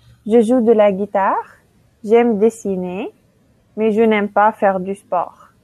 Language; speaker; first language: French; non-native, local second language; Arabic